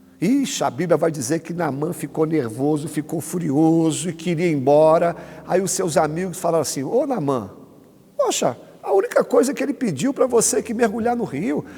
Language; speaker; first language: Portuguese; native; Portuguese